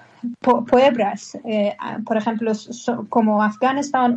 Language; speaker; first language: Spanish; non-native, learner; Persian